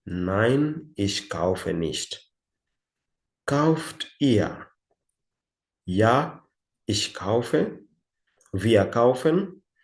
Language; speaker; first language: German; non-native, fluent; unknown